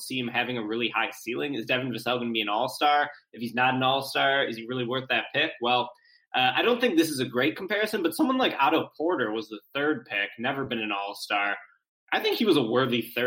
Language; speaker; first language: English; native; English